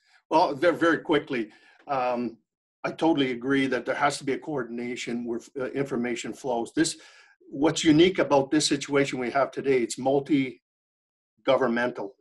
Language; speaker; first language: English; early bilingual, other home language; French